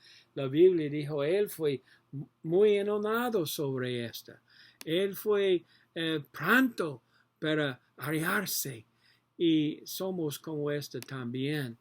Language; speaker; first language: Spanish; non-native, learner; English